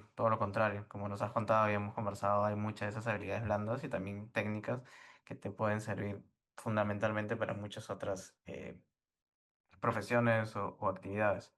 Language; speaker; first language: Spanish; native; Spanish